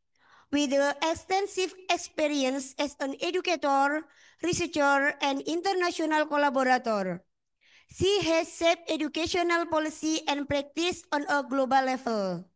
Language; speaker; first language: English; non-native, fluent; Indonesian